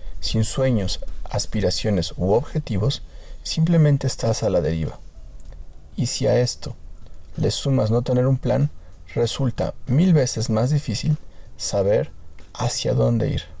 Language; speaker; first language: Spanish; native; Spanish